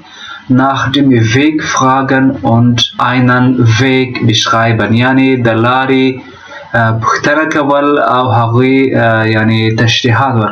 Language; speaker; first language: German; non-native, fluent; Pashto